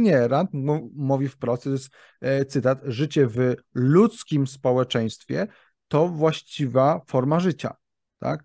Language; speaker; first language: Polish; native; Polish